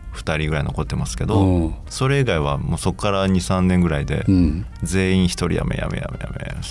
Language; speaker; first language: Japanese; native; Japanese